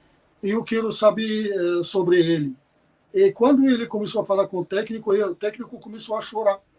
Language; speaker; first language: Portuguese; non-native, fluent; Arabic